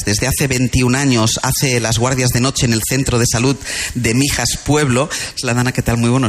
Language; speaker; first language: Spanish; native; Spanish